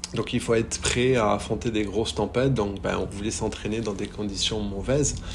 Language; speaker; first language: French; native; French